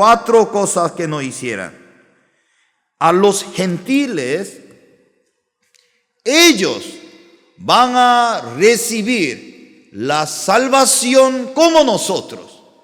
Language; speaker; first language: Spanish; non-native, learner; Korean